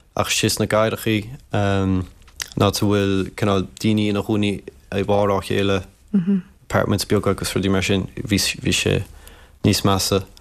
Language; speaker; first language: Irish; early bilingual, other home language; French